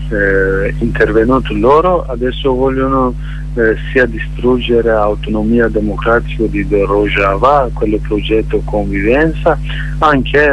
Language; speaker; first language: Italian; non-native, learner; Kurdish